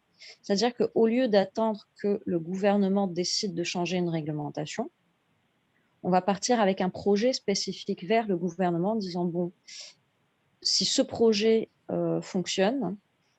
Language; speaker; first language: French; non-native, local second language; Arabic